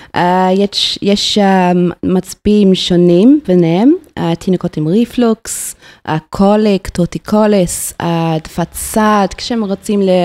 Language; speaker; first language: Hebrew; non-native, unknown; English